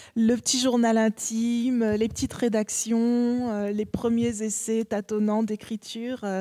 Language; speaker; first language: French; native; French